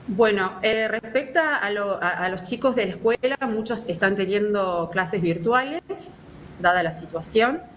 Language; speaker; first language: Spanish; native; Spanish